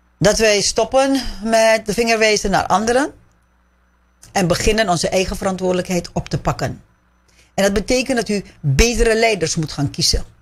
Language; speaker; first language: Dutch; native; Dutch